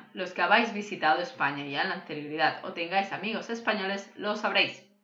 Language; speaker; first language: Spanish; non-native, local second language; Catalan